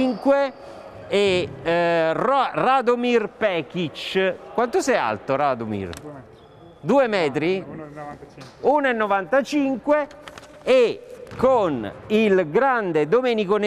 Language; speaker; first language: Italian; native; Italian